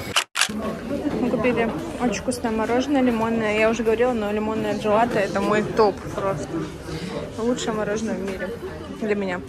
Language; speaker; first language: Russian; native; Russian